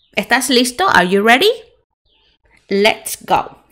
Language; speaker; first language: English; non-native, fluent; Spanish